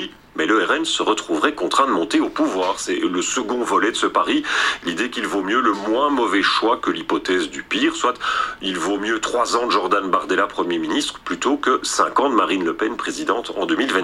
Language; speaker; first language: French; native; French